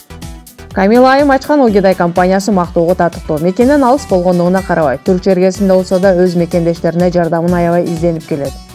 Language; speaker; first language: Kyrgyz; native; Kyrgyz